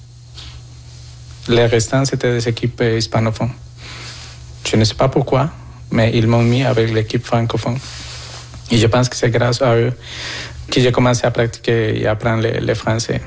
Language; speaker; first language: French; non-native, fluent; Spanish